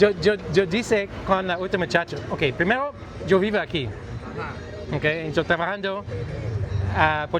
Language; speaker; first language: Spanish; non-native, learner; English